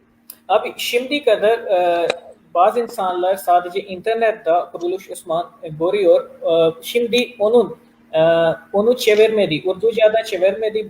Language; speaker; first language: Turkish; non-native, learner; Urdu